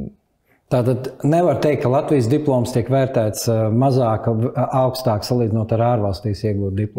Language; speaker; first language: Latvian; native; Latvian